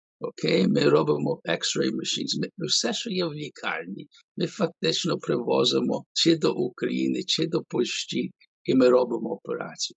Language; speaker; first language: Ukrainian; early bilingual, heritage; Ukrainian